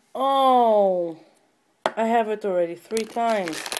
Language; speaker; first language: English; non-native, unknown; Hebrew